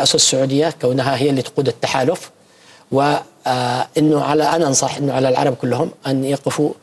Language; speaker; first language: Arabic; native; Arabic